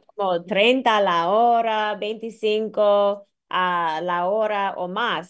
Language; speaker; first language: Spanish; non-native, fluent; English